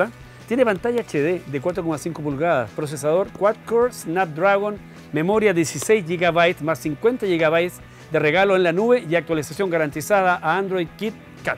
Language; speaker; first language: Spanish; native; Spanish